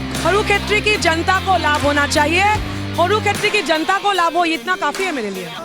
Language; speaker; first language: Hindi; non-native, local second language; Assamese